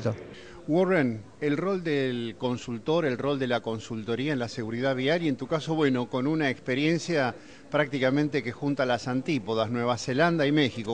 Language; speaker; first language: Spanish; native; Spanish